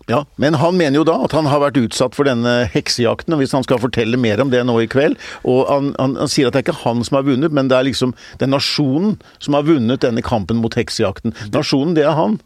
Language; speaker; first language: Norwegian; native; Norwegian